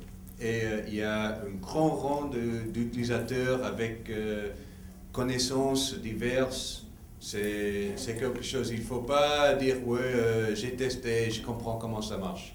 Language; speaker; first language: French; non-native, fluent; English